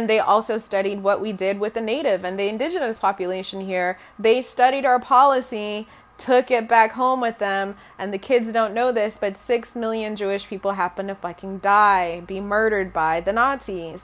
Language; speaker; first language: English; non-native, local second language; Bemba